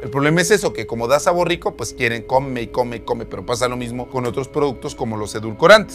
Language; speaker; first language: Spanish; native; Spanish